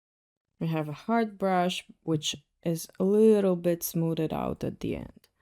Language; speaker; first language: English; non-native, fluent; Russian